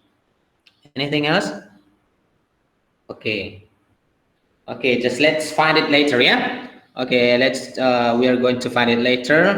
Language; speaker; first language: English; non-native, fluent; Indonesian